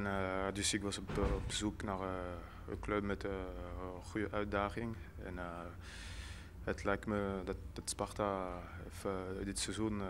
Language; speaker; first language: Dutch; non-native, fluent; French